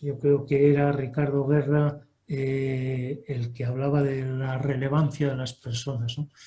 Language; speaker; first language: Spanish; native; Spanish